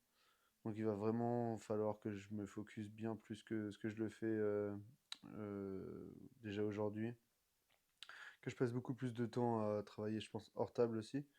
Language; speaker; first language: French; native; French